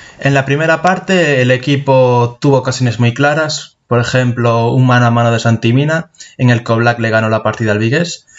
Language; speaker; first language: Spanish; native; Spanish